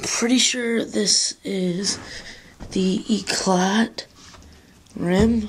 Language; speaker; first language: English; native; English